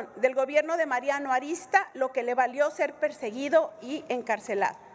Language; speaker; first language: Spanish; native; Spanish